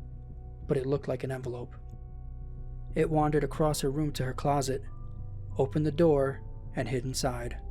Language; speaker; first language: English; native; English